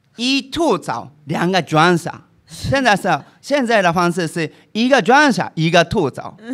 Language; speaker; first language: Chinese; non-native, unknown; Japanese